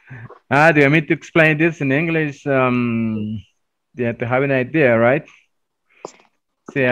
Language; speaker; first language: English; non-native, fluent; Spanish